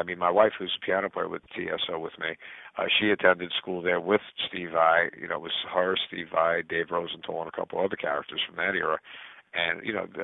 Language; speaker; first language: English; native; English